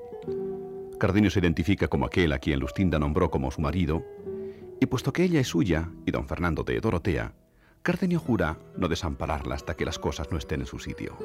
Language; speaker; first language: Spanish; native; Spanish